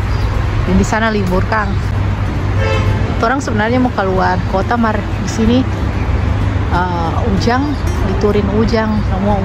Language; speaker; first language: Indonesian; non-native, local second language; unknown